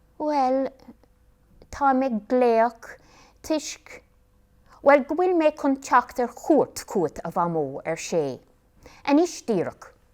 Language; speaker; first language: Irish; non-native, local second language; English